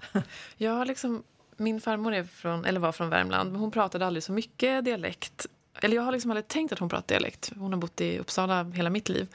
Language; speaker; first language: Swedish; native; Swedish